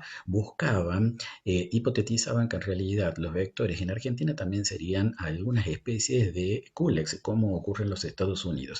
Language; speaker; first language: Spanish; native; Spanish